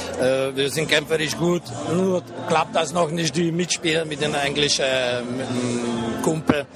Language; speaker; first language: German; non-native, fluent; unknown